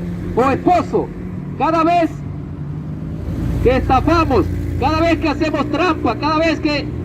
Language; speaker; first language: Spanish; native; Spanish